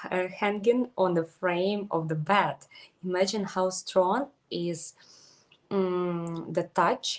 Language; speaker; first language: English; non-native, fluent; Ukrainian